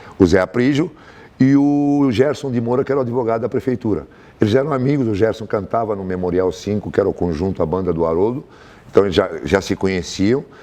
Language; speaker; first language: Portuguese; native; Portuguese